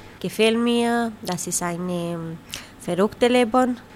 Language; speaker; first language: German; non-native, learner; Romanian